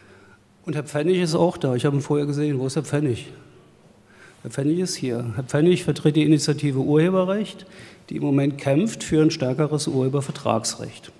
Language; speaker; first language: German; native; German